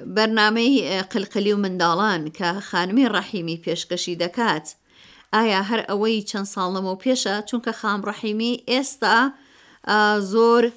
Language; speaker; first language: Central Kurdish; native; Central Kurdish